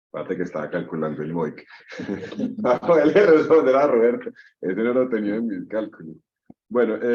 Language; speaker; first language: Spanish; native; Spanish